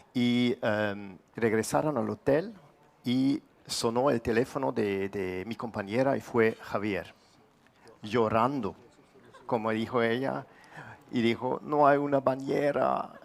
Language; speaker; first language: Spanish; non-native, fluent; German